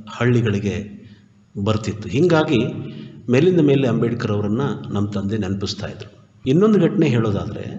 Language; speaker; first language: Kannada; native; Kannada